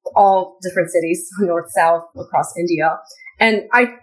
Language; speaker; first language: English; native; English